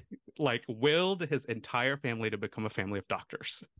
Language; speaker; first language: English; early bilingual, other home language; Tamil